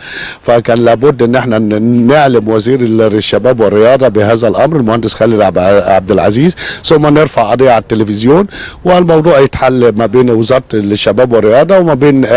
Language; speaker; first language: Arabic; native; Arabic